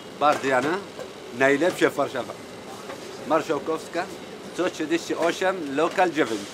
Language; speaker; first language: Polish; non-native, learner; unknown